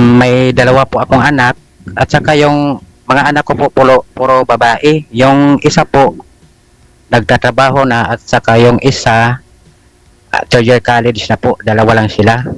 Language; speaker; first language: Filipino; non-native, local second language; Cebuano